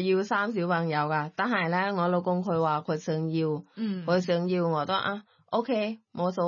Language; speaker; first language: Cantonese; non-native, learner; Thai